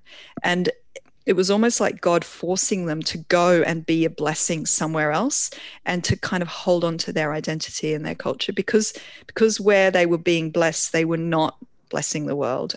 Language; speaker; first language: English; native; English